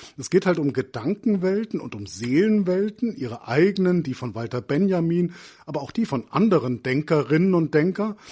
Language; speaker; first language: German; native; German